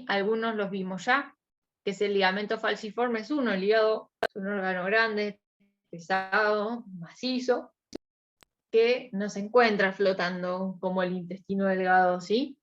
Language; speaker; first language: Spanish; native; Spanish